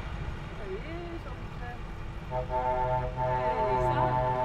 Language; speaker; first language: English; native; English